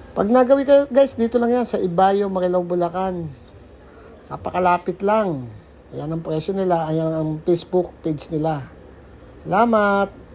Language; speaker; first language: Filipino; native; Filipino